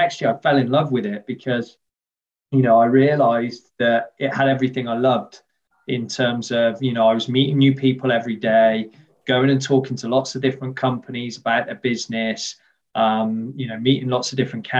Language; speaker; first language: English; native; English